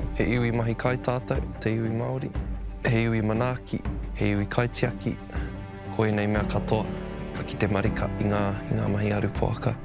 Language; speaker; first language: Māori; non-native, local second language; English